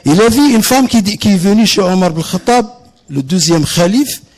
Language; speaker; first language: French; non-native, local second language; Arabic